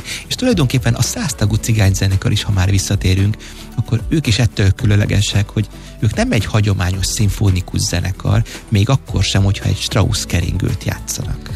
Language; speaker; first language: Hungarian; native; Hungarian